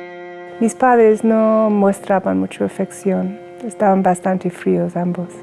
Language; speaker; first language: Spanish; non-native, fluent; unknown